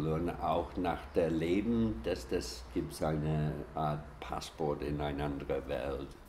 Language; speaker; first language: German; non-native, fluent; English